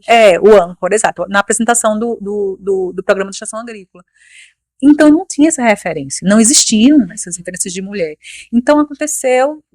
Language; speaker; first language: Portuguese; native; Portuguese